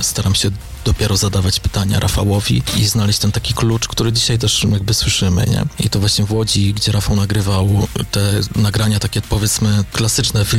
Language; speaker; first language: Polish; native; Polish